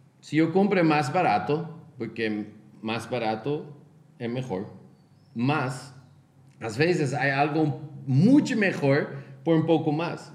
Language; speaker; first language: Spanish; non-native, fluent; Portuguese